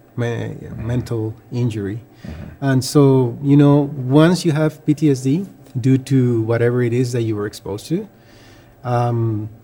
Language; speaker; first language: English; non-native, fluent; Spanish